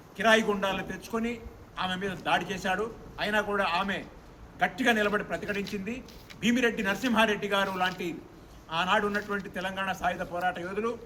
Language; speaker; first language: Telugu; native; Telugu